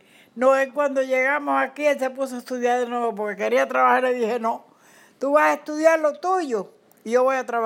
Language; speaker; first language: Spanish; native; Spanish